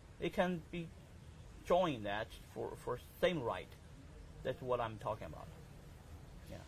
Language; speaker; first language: English; non-native, learner; Chinese